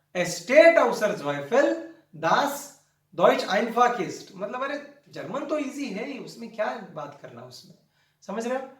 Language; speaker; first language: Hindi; non-native, local second language; Marathi